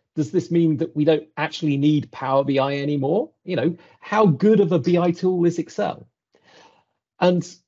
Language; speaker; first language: English; native; English